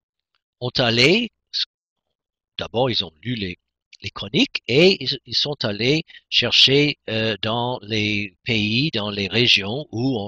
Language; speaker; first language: French; non-native, fluent; English